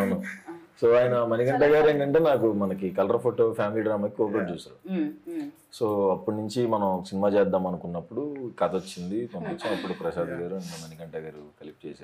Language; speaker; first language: Telugu; native; Telugu